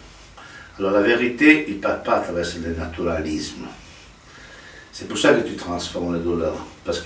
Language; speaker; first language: French; non-native, fluent; Italian